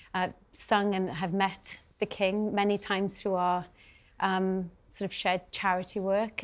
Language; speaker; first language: English; native; English